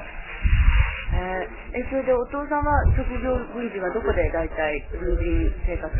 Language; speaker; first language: Japanese; native; Japanese